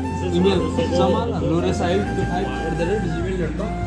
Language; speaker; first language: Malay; non-native, learner; Nepali